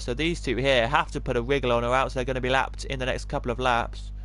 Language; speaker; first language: English; native; English